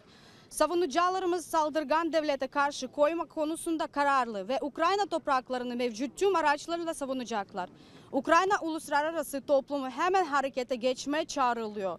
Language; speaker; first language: Turkish; non-native, fluent; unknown